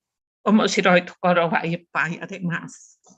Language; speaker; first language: Japanese; non-native, learner; Bulgarian